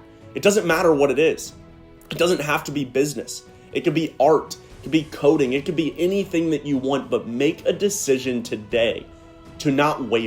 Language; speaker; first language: English; native; English